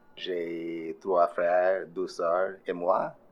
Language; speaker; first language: French; non-native, learner; Bangla